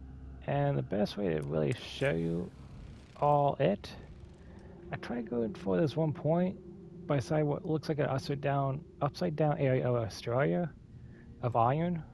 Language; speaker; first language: English; native; English